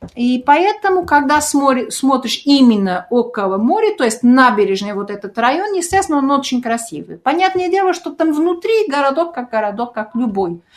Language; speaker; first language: Russian; early bilingual, heritage; Russian